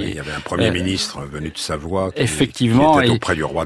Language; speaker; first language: French; native; French